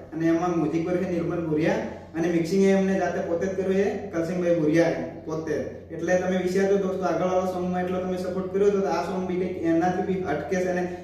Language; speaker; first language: Gujarati; non-native, local second language; Bhili